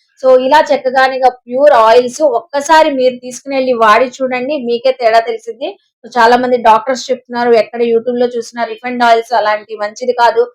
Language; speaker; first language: Telugu; native; Telugu